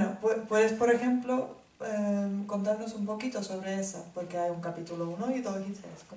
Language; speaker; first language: Spanish; non-native, fluent; Finnish